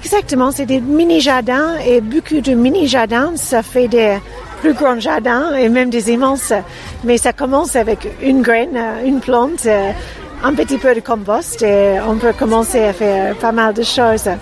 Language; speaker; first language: French; non-native, fluent; English